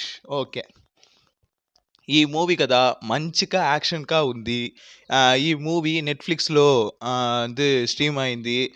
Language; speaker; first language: Telugu; non-native, learner; Tamil